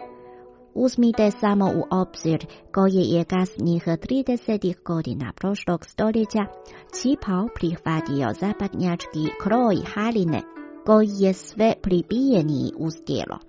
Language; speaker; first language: Croatian; non-native, fluent; Chinese